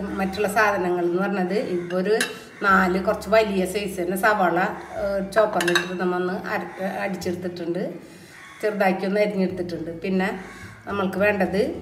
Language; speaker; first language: Malayalam; native; Malayalam